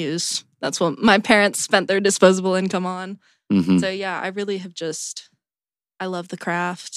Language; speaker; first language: English; native; English